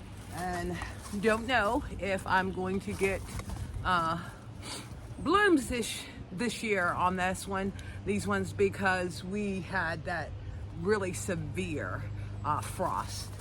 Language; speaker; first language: English; native; English